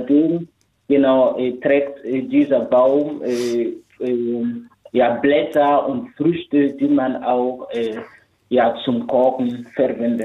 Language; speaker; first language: German; non-native, fluent; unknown